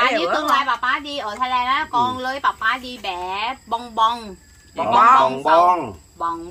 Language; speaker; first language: Vietnamese; non-native, learner; Thai